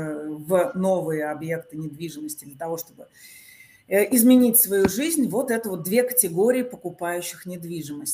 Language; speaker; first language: Russian; native; Russian